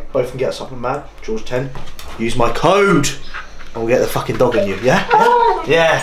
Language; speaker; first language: English; native; English